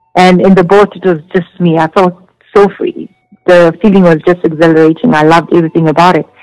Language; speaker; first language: English; non-native, local second language; Zulu